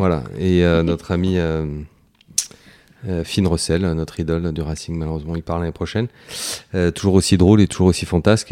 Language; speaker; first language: French; native; French